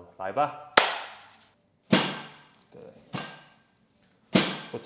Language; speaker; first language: Chinese; non-native, learner; English